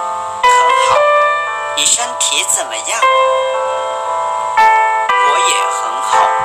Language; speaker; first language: Chinese; non-native, learner; Hmong